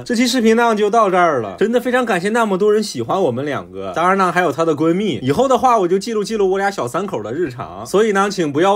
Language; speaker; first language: Chinese; native; Chinese